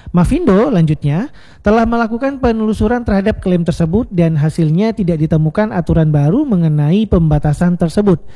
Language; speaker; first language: Indonesian; native; Indonesian